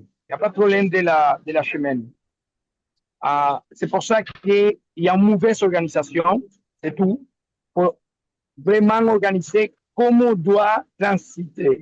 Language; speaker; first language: French; non-native, learner; Spanish